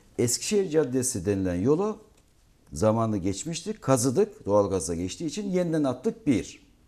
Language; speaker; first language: Turkish; native; Turkish